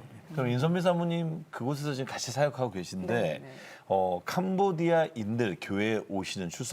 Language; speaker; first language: Korean; native; Korean